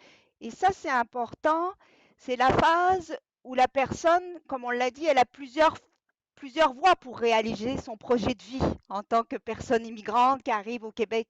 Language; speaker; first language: French; native; French